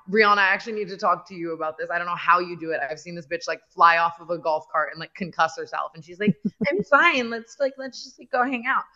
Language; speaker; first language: English; native; English